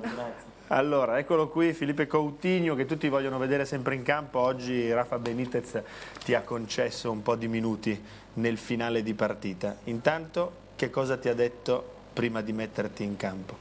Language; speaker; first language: Italian; native; Italian